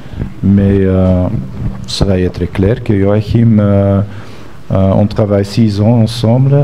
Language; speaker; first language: French; non-native, fluent; Dutch